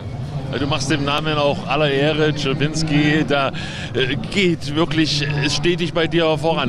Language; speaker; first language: German; native; German